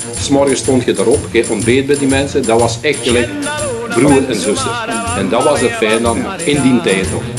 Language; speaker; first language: Dutch; early bilingual, other home language; Italian